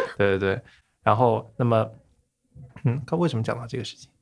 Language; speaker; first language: Chinese; native; Chinese